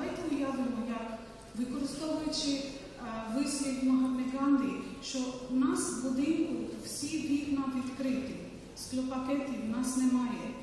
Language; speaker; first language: Ukrainian; non-native, fluent; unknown